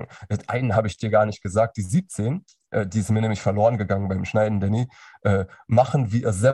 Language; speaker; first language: German; native; German